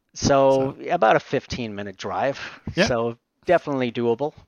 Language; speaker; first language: English; native; English